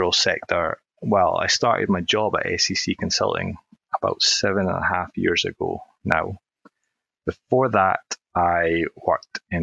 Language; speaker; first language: English; native; English